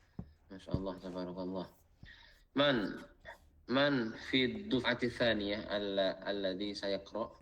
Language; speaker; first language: Arabic; non-native, fluent; Indonesian